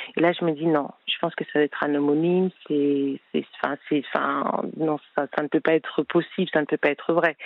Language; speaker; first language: French; non-native, fluent; Spanish